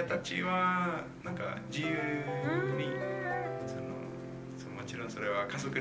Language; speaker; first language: Japanese; non-native, learner; Spanish